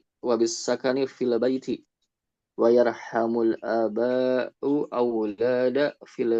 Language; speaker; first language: Arabic; non-native, learner; Indonesian